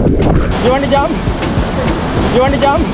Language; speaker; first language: English; non-native, fluent; Tamil